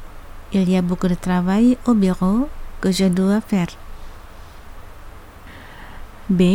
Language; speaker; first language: French; non-native, fluent; Indonesian